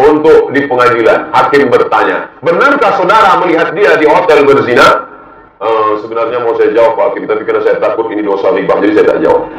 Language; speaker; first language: Indonesian; non-native, local second language; Malay